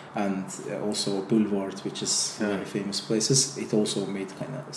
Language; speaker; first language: English; non-native, fluent; Azerbaijani